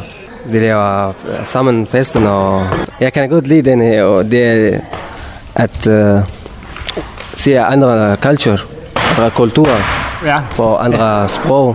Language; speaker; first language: Danish; non-native, learner; Kurdish